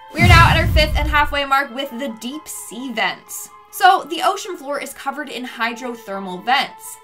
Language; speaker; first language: English; native; English